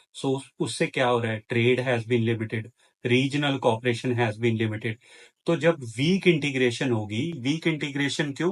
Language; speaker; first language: Hindi; native; Hindi